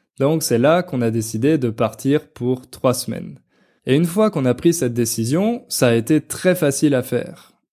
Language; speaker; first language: French; native; French